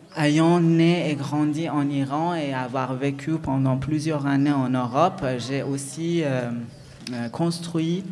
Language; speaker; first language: French; non-native, fluent; Persian